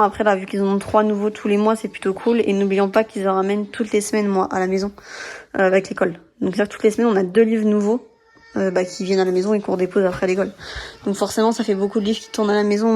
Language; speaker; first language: French; native; French